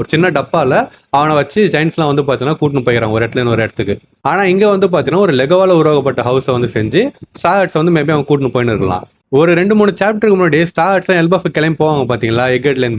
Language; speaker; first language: Tamil; native; Tamil